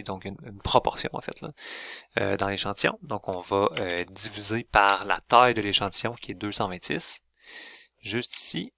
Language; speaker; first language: French; native; French